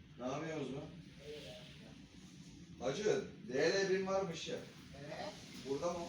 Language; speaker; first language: Turkish; native; Turkish